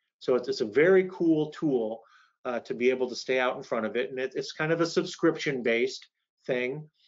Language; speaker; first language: English; native; English